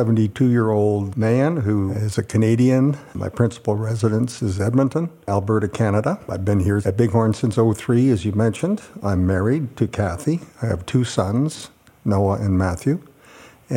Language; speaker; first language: English; native; English